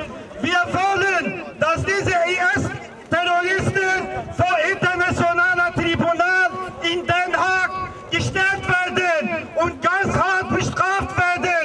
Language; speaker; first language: German; non-native, fluent; Kurdish